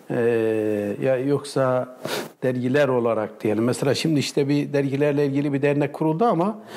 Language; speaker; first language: Turkish; native; Turkish